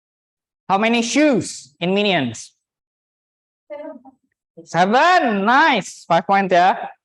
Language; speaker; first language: English; non-native, fluent; Indonesian